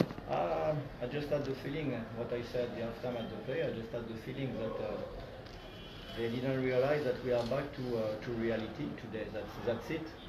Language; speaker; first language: English; non-native, fluent; French